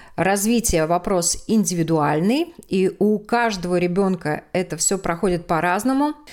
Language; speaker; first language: Russian; native; Russian